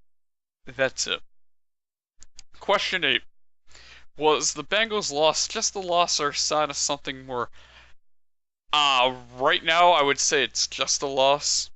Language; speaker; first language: English; native; English